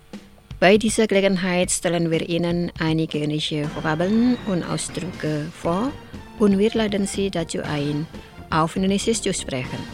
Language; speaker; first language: German; non-native, fluent; Indonesian